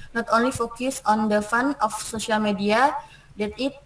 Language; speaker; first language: English; non-native, learner; Indonesian